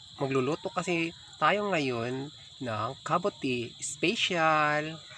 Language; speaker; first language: Filipino; non-native, local second language; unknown